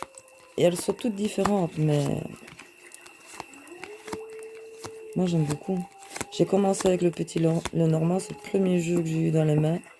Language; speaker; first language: French; native; French